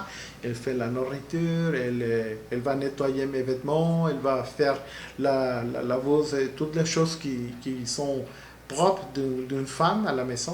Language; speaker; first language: French; non-native, learner; Spanish